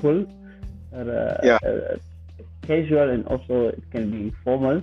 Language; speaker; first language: English; non-native, local second language; Zulu